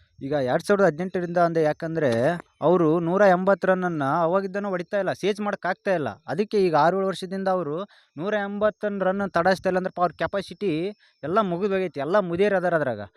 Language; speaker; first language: Kannada; native; Kannada